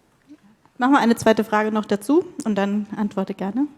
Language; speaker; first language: German; native; German